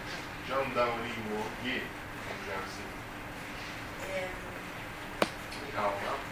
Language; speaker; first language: Chinese; non-native, learner; Italian